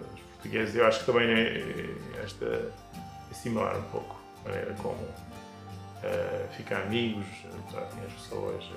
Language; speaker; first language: Portuguese; non-native, fluent; Turkish